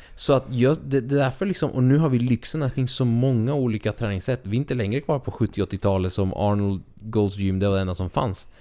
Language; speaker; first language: Swedish; early bilingual, other home language; Spanish